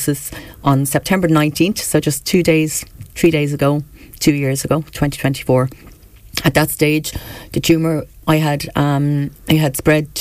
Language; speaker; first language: English; native; English